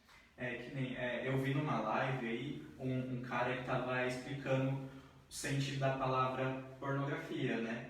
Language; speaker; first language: Portuguese; native; Portuguese